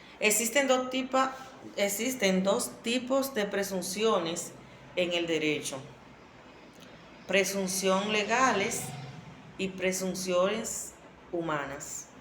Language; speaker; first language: Spanish; native; Spanish